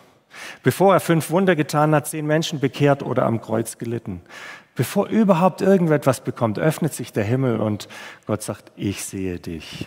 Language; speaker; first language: German; native; German